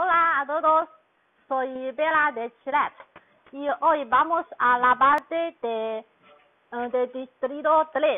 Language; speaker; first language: Spanish; non-native, learner; Chinese